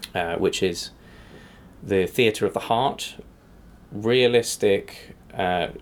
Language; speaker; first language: English; native; English